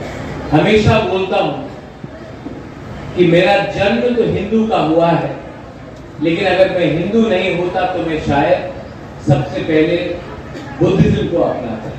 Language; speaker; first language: Hindi; non-native, local second language; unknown